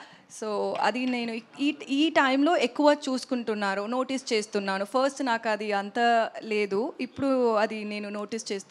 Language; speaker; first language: Telugu; non-native, learner; Tamil